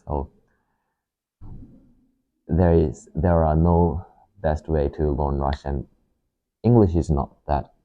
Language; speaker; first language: English; non-native, learner; Japanese